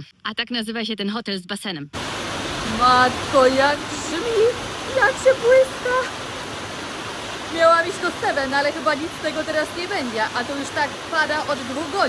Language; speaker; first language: Polish; native; Polish